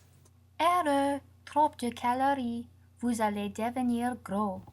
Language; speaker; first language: French; non-native, learner; English